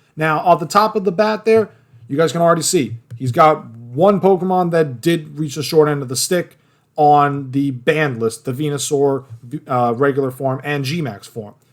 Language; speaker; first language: English; native; English